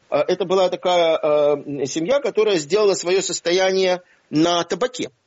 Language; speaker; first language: Russian; native; Russian